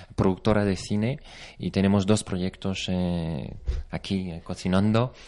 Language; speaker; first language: Spanish; non-native, fluent; French